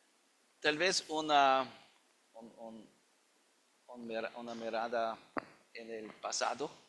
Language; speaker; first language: Spanish; non-native, fluent; German